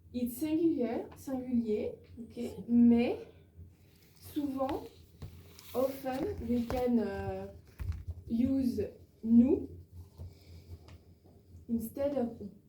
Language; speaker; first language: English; non-native, learner; French